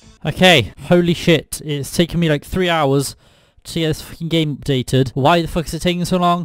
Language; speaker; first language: English; native; English